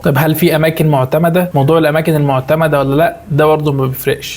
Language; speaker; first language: Arabic; native; Arabic